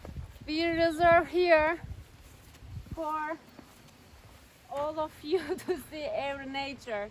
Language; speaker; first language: English; non-native, learner; Turkish